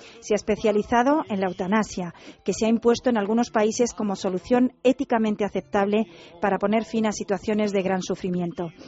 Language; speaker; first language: Spanish; native; Spanish